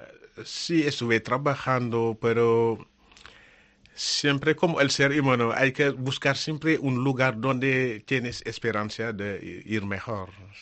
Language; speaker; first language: Spanish; non-native, learner; Wolof